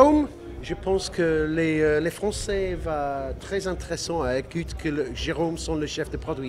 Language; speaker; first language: French; non-native, learner; English